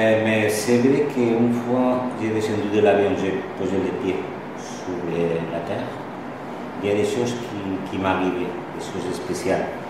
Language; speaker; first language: French; non-native, learner; Spanish